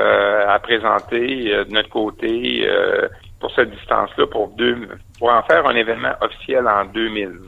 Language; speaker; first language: French; native; French